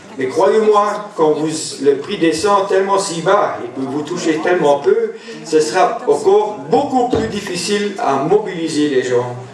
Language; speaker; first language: French; non-native, local second language; German